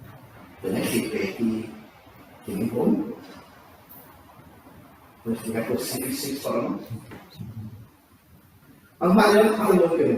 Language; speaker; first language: Welsh; native; Welsh